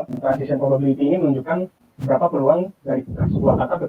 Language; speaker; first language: Indonesian; native; Indonesian